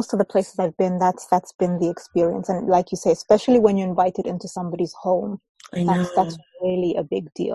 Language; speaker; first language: English; native; English